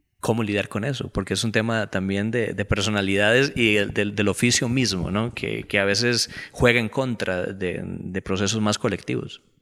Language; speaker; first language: Spanish; native; Spanish